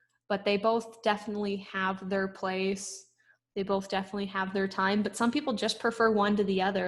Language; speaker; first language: English; native; English